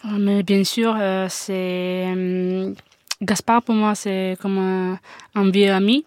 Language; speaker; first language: French; non-native, fluent; Italian